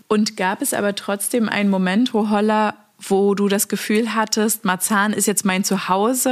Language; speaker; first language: German; native; German